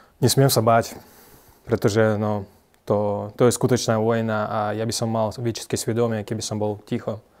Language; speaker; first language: Slovak; non-native, fluent; Russian